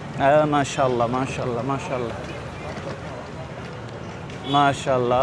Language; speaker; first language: Hindi; non-native, learner; Bangla